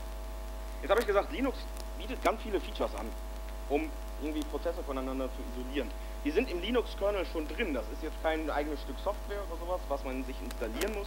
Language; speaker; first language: German; native; German